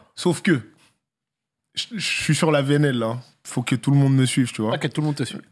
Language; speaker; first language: French; native; French